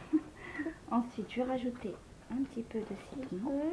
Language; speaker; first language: French; native; French